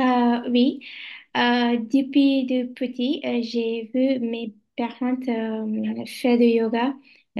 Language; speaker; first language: French; non-native, learner; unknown